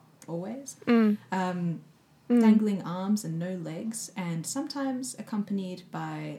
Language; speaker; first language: English; native; English